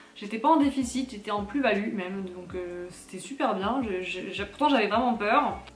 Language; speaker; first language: French; native; French